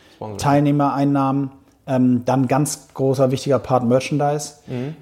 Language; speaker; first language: German; native; German